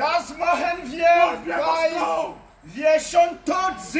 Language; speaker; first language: German; non-native, learner; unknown